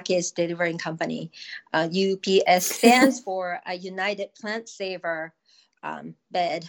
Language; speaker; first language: English; non-native, fluent; Japanese